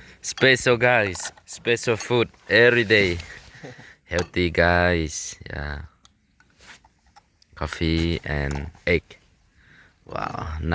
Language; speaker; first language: English; non-native, learner; Lao